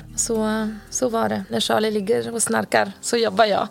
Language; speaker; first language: Swedish; non-native, fluent; Arabic